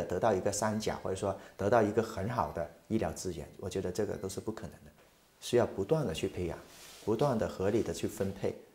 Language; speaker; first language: Chinese; native; Chinese